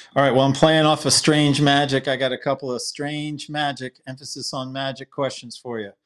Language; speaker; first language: English; native; English